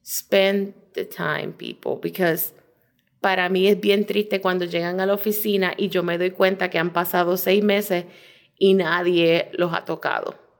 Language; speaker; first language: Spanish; native; Spanish